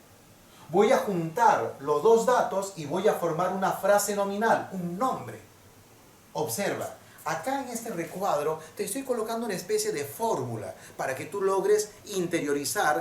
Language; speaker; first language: Spanish; native; Spanish